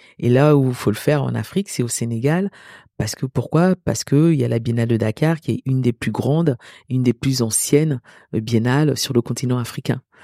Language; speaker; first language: French; early bilingual, other home language; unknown